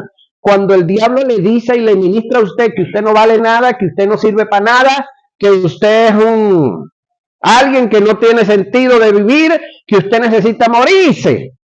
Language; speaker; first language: Spanish; native; Spanish